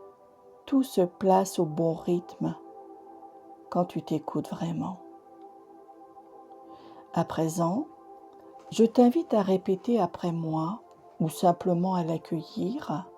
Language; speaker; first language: French; native; French